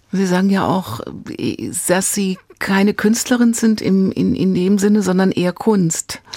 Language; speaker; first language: German; native; German